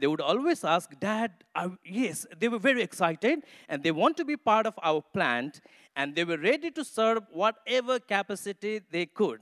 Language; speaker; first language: English; non-native, local second language; Nepali